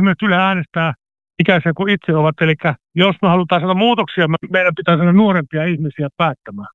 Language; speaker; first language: Finnish; native; Finnish